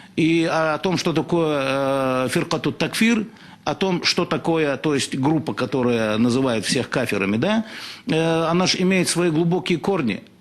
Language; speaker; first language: Russian; non-native, local second language; Chechen